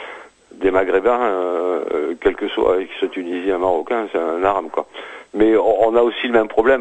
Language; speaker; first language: French; native; French